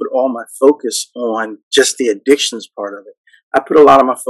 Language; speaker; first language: English; native; English